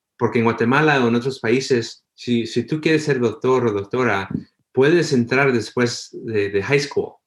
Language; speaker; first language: Spanish; early bilingual, heritage; Spanish